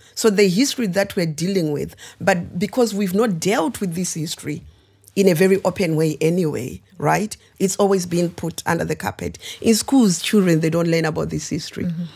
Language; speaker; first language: English; non-native, local second language; Shona